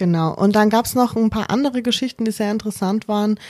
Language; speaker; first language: German; native; German